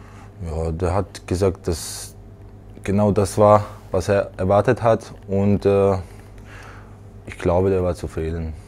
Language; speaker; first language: German; non-native, learner; Slovak